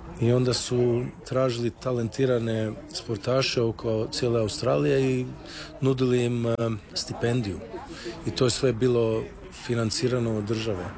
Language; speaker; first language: Croatian; early bilingual, heritage; Croatian